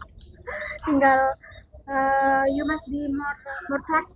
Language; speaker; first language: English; non-native, learner; Indonesian